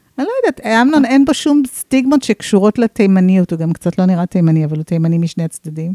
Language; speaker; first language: Hebrew; non-native, fluent; English